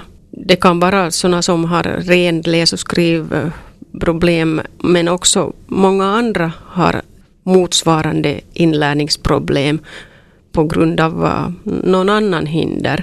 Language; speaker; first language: Swedish; non-native, local second language; Finnish